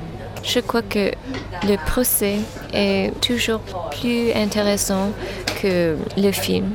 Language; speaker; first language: French; non-native, fluent; English